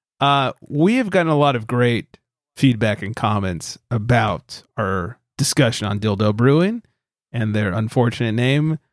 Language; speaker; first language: English; native; English